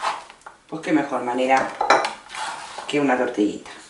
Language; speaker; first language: Spanish; native; Spanish